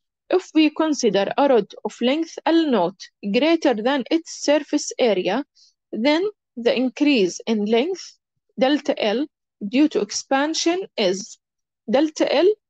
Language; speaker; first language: English; non-native, fluent; Arabic